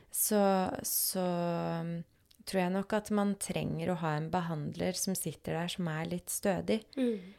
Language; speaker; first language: Norwegian; early bilingual, other home language; Polish